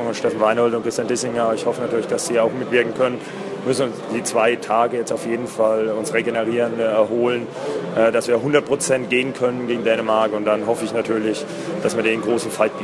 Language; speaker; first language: German; native; German